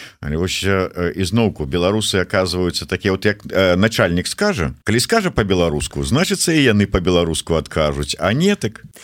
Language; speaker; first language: Belarusian; native; Belarusian